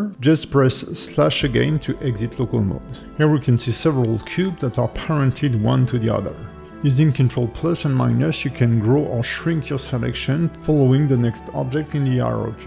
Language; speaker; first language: English; non-native, fluent; French